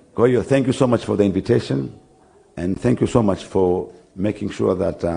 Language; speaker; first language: English; non-native, local second language; Swahili